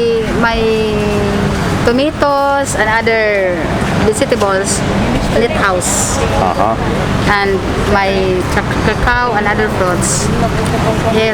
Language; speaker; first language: English; non-native, local second language; Filipino